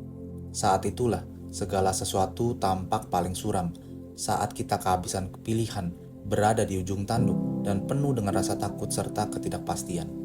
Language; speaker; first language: Indonesian; native; Indonesian